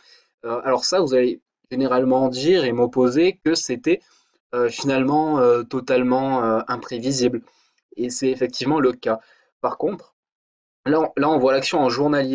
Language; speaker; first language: French; native; French